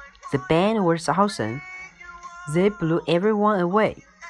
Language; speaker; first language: English; non-native, fluent; Chinese